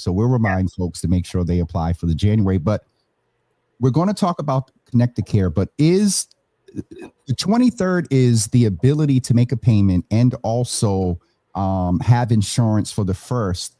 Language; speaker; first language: English; native; English